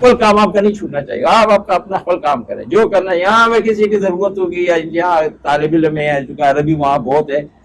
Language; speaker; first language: Urdu; non-native, local second language; Pashto